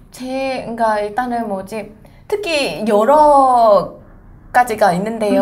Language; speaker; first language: Korean; non-native, fluent; Vietnamese